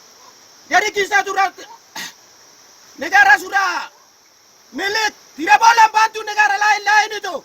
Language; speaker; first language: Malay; non-native, local second language; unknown